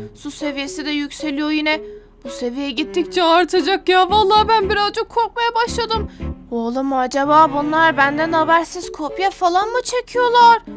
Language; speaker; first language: Turkish; native; Turkish